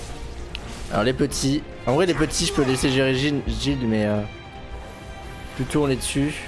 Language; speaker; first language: French; native; French